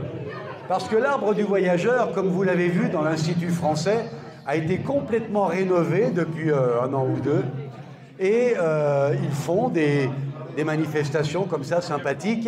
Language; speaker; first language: French; native; French